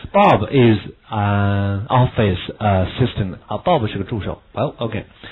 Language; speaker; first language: English; non-native, fluent; Chinese